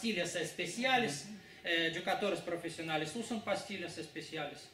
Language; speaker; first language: Spanish; non-native, fluent; Russian